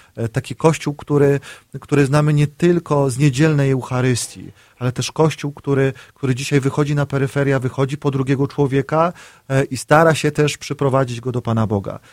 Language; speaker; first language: Polish; native; Polish